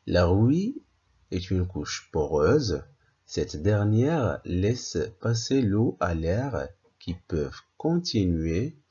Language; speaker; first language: French; non-native, local second language; Arabic